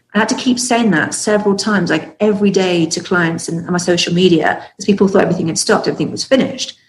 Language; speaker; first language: English; native; English